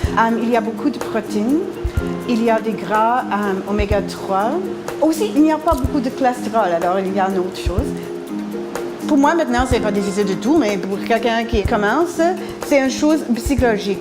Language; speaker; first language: French; non-native, fluent; English